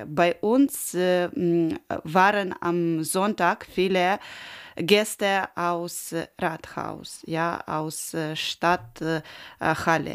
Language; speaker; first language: German; non-native, learner; Ukrainian